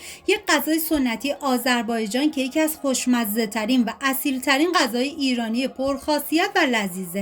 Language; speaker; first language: Persian; native; Persian